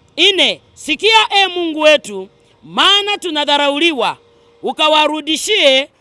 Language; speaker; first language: Swahili; non-native, local second language; Luyia